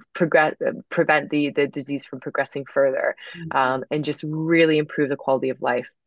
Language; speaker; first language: English; native; English